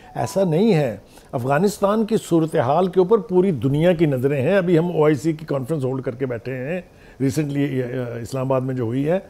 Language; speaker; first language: Urdu; native; Urdu